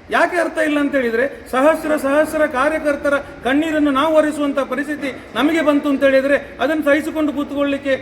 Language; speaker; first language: Kannada; native; Kannada